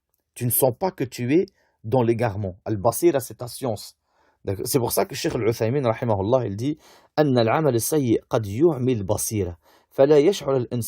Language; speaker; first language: French; native; French